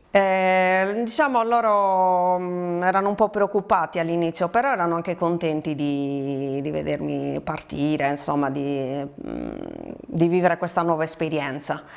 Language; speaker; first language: Italian; native; Italian